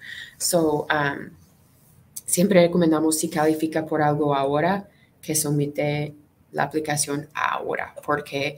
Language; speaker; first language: Spanish; non-native, fluent; English